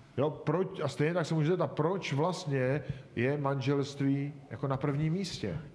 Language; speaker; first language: Czech; native; Czech